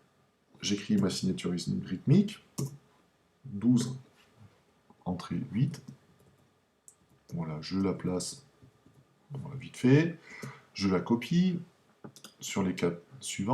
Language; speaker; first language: French; native; French